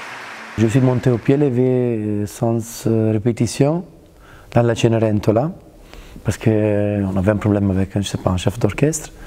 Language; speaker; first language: French; non-native, fluent; Italian